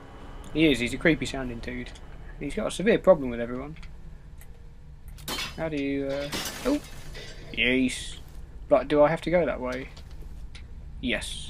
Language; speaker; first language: English; native; English